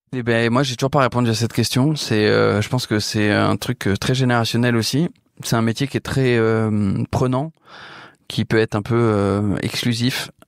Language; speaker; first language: French; native; French